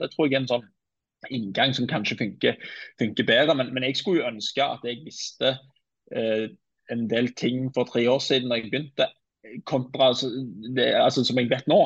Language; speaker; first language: Norwegian; native; Norwegian